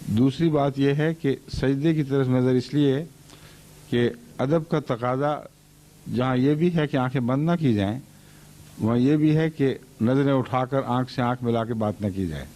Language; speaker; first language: Urdu; native; Urdu